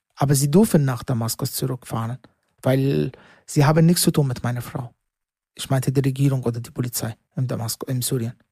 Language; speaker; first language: German; non-native, learner; Arabic